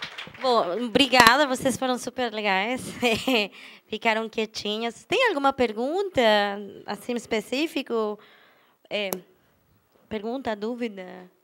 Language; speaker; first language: Portuguese; non-native, fluent; German